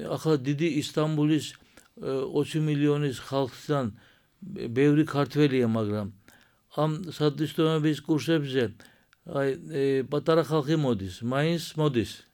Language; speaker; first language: Georgian; early bilingual, heritage; Georgian